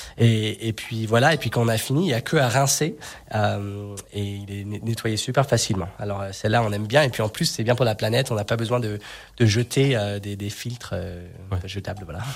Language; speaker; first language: French; non-native, fluent; English